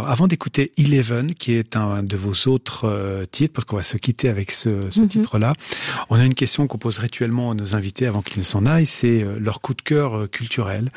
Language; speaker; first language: French; native; French